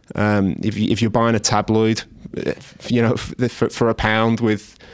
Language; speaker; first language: English; native; English